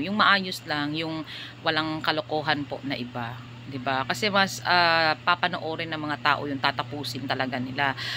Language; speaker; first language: Filipino; non-native, local second language; Cebuano